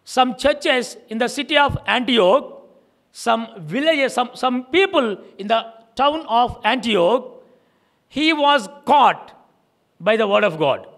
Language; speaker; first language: English; non-native, local second language; Telugu